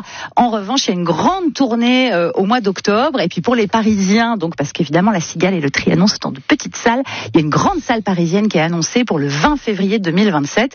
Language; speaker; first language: French; native; French